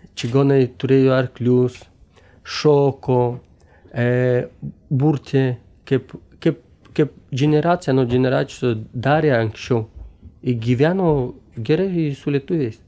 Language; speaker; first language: Lithuanian; non-native, local second language; Romany